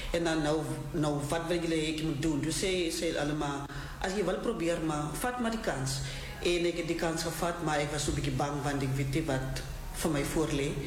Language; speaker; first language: Afrikaans; non-native, local second language; Southern Sotho